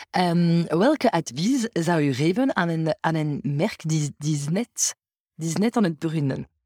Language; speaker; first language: Dutch; non-native, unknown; French